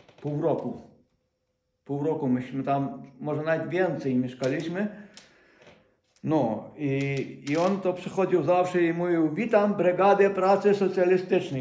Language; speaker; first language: Polish; non-native, fluent; Ukrainian